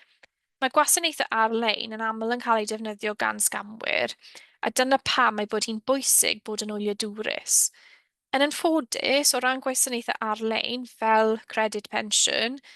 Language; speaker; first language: Welsh; native; Welsh